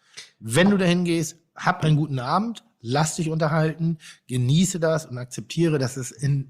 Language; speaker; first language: German; native; German